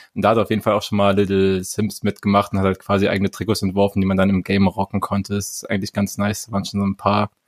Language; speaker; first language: German; native; German